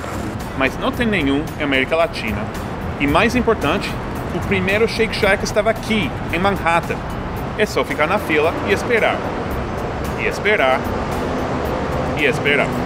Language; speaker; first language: Portuguese; non-native, fluent; English